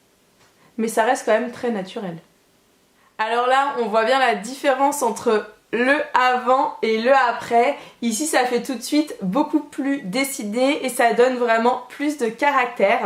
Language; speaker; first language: French; native; French